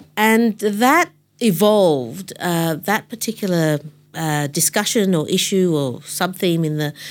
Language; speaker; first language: English; native; English